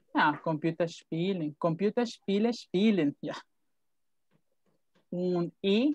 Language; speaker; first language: German; non-native, fluent; Spanish